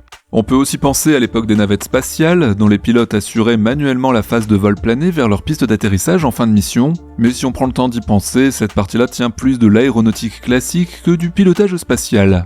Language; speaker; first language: French; native; French